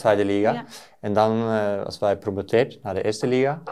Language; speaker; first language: German; non-native, learner; Norwegian